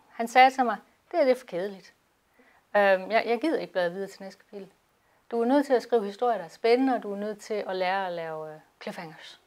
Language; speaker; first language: Danish; native; Danish